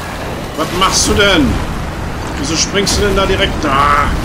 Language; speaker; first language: German; native; German